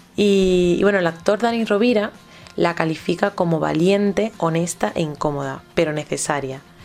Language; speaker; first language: Spanish; native; Spanish